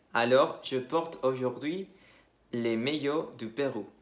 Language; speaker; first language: French; non-native, fluent; Spanish